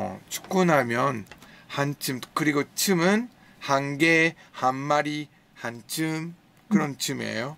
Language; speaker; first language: Korean; non-native, learner; English